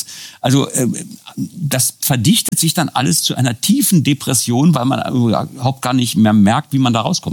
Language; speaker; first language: German; native; German